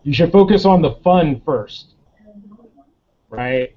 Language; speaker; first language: English; native; English